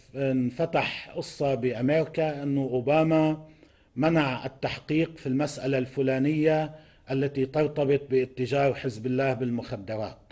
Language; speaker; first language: Arabic; native; Arabic